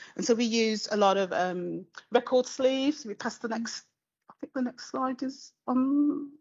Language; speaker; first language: English; native; English